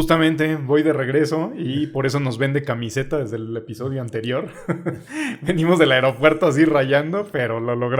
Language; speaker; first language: Spanish; native; Spanish